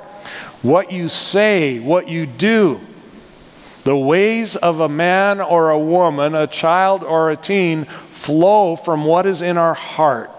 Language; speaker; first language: English; native; English